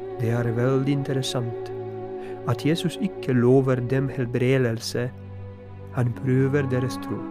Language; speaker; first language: Norwegian; non-native, fluent; Polish